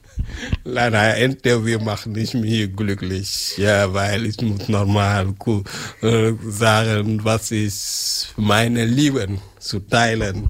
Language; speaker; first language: German; non-native, learner; French